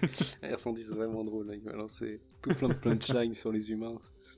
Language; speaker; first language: French; native; French